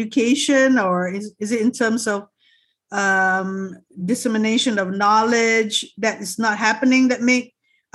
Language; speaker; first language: English; non-native, local second language; Malay